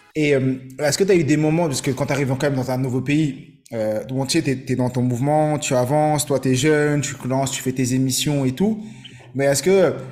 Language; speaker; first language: French; native; French